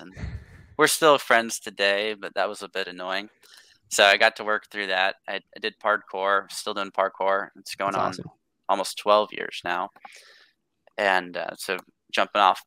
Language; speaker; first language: English; native; English